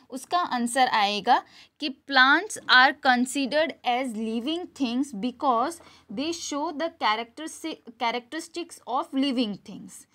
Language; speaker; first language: Hindi; non-native, local second language; Gujarati